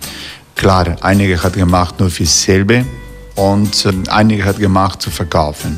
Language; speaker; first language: German; non-native, learner; Croatian